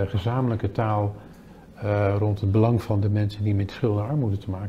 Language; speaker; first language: Dutch; native; Dutch